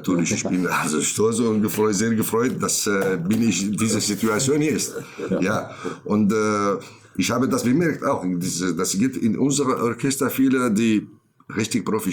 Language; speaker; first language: German; non-native, learner; Kurdish